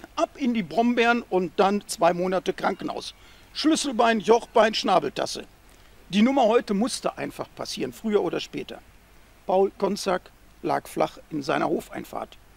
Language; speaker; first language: German; native; German